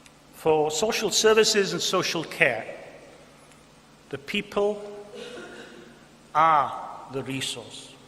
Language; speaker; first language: English; non-native, local second language; Welsh